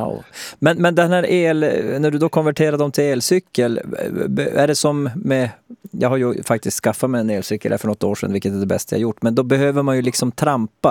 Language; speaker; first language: Swedish; native; Swedish